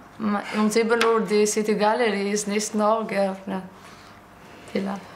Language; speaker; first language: German; non-native, learner; Albanian